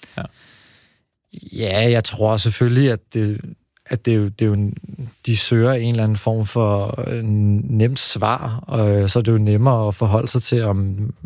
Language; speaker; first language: Danish; early bilingual, other home language; Hebrew